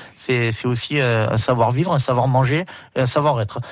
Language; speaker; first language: French; native; French